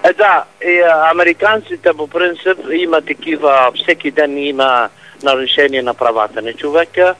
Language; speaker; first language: Bulgarian; non-native, fluent; Arabic